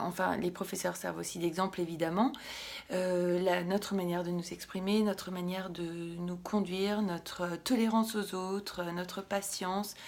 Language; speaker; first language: French; native; French